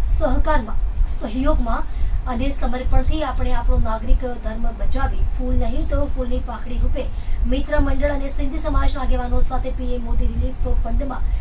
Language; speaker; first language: Gujarati; native; Gujarati